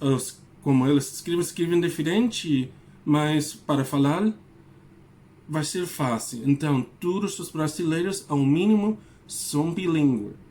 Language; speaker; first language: Portuguese; non-native, learner; English